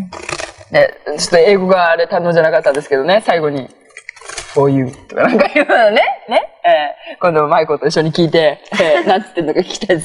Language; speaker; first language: Japanese; native; Japanese